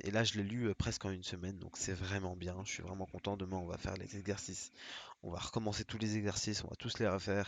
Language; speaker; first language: French; native; French